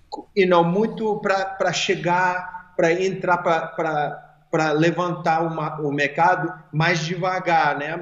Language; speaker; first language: Portuguese; early bilingual, heritage; English